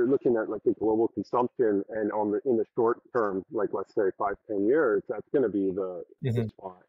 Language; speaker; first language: English; native; English